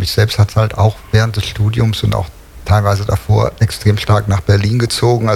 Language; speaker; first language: German; native; German